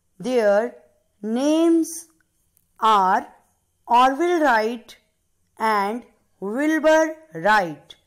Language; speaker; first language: English; non-native, local second language; Punjabi